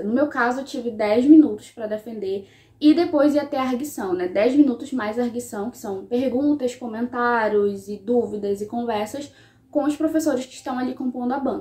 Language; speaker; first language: Portuguese; native; Portuguese